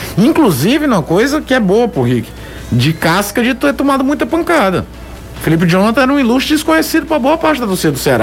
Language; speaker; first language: Portuguese; native; Portuguese